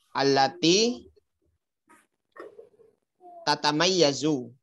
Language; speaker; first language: Arabic; non-native, learner; Indonesian